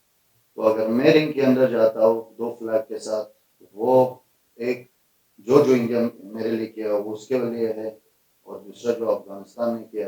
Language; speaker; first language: Hindi; non-native, fluent; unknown